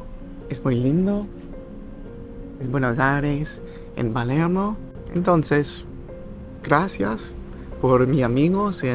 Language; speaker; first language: Spanish; non-native, learner; English